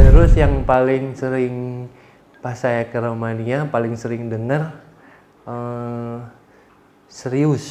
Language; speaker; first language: Indonesian; native; Indonesian